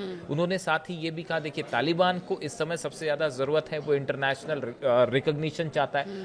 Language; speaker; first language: Hindi; native; Hindi